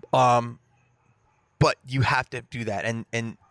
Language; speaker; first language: English; native; English